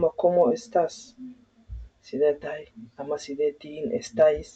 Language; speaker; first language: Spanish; non-native, learner; Somali